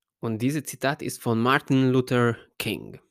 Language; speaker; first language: German; non-native, fluent; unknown